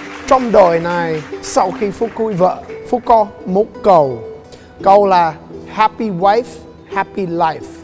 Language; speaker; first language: Vietnamese; non-native, learner; English